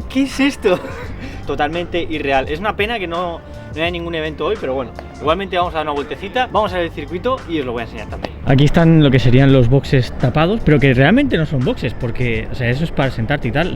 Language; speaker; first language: Spanish; native; Spanish